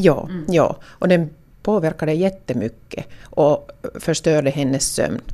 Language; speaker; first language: Swedish; non-native, local second language; Finnish